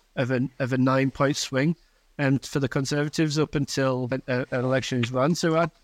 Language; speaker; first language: English; native; English